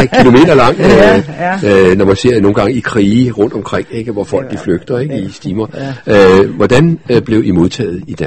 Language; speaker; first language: Danish; native; Danish